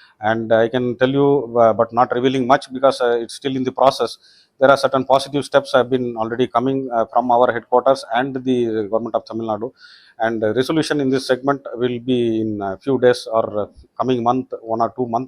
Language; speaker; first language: English; non-native, local second language; Tamil